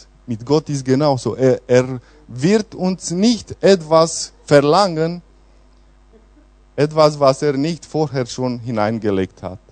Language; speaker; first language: German; non-native, fluent; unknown